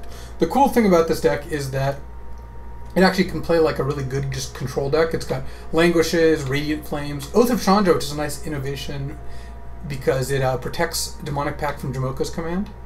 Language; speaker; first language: English; native; English